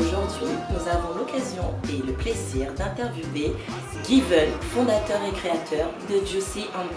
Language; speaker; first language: French; native; French